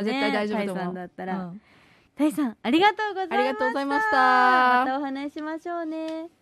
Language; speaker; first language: Japanese; native; Japanese